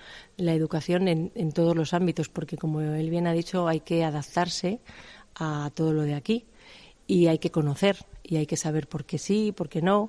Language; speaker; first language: Spanish; native; Spanish